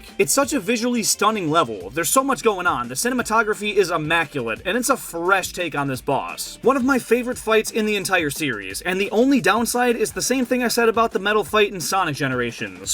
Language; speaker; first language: English; native; English